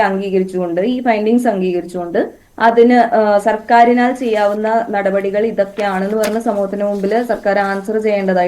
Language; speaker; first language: Malayalam; native; Malayalam